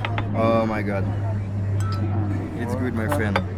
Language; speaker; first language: English; non-native, learner; French